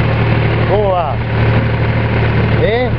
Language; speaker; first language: Spanish; native; Spanish